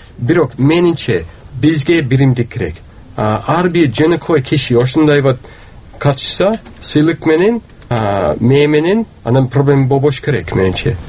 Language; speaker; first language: Kyrgyz; non-native, fluent; English